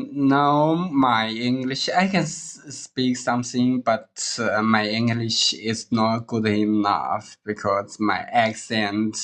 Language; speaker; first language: English; non-native, learner; Chinese